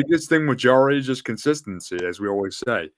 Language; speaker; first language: English; native; English